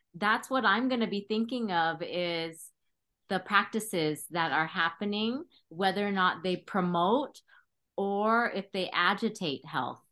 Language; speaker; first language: English; early bilingual, other home language; Khmer